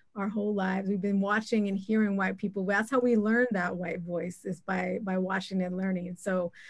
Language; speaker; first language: English; native; English